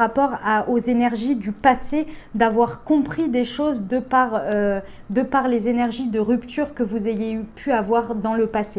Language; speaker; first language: French; native; French